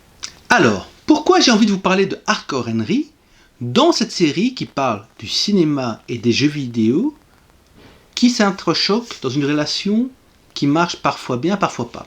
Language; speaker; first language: French; native; French